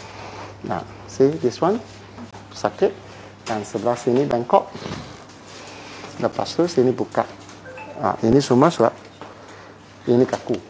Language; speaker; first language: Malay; non-native, local second language; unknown